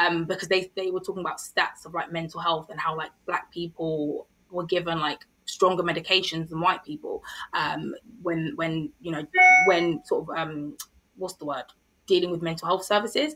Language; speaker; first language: English; native; English